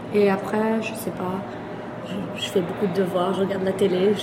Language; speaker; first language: French; early bilingual, other home language; German